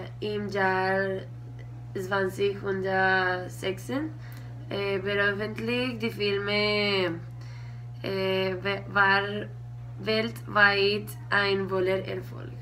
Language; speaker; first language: German; non-native, learner; Spanish